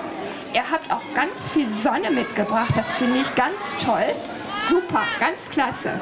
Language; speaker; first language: German; native; German